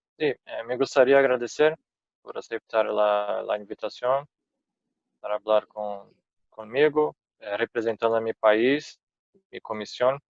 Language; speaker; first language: Spanish; non-native, fluent; Portuguese